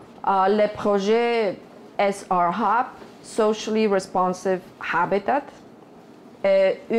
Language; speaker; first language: French; non-native, fluent; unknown